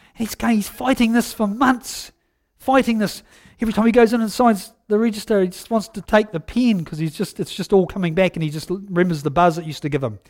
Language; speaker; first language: English; native; English